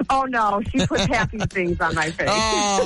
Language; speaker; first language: English; native; English